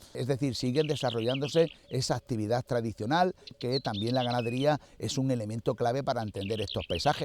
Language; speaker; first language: Spanish; native; Spanish